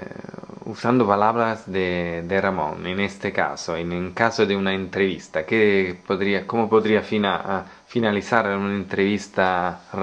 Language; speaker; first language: Spanish; non-native, learner; Italian